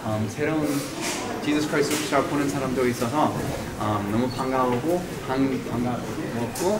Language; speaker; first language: Korean; early bilingual, heritage; English